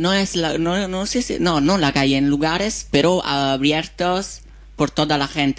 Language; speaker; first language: Spanish; non-native, fluent; Italian